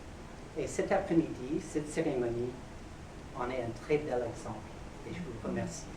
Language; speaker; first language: French; non-native, fluent; English